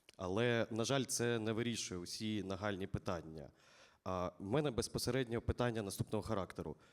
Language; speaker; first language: Ukrainian; native; Ukrainian